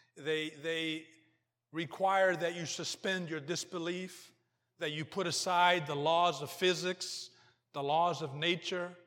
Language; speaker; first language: English; early bilingual, other home language; Portuguese